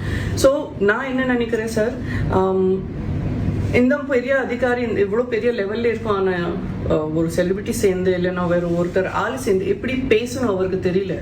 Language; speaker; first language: Tamil; non-native, local second language; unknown